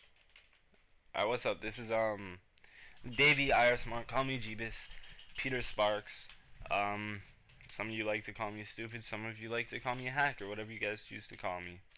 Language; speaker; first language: English; native; English